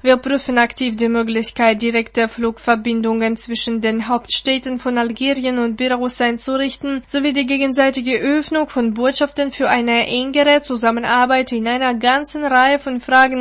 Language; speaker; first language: German; non-native, fluent; Russian